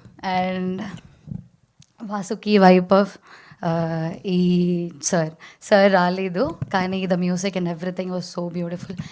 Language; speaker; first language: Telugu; non-native, learner; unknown